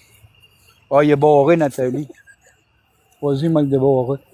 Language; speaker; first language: French; native; French